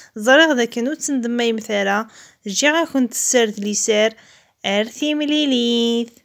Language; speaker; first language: Arabic; non-native, local second language; Kabyle